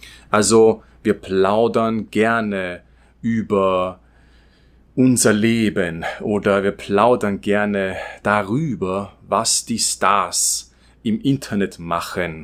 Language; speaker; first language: German; non-native, fluent; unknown